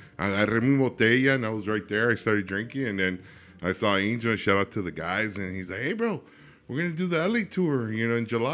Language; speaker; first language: English; early bilingual, other home language; Spanish